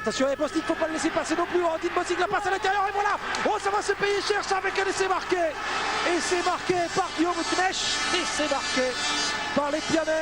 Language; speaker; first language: French; native; French